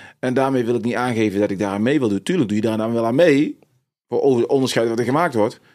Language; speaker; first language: Dutch; native; Dutch